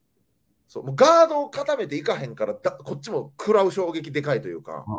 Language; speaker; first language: Japanese; native; Japanese